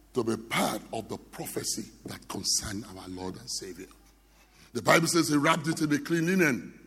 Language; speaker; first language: English; non-native, local second language; Yoruba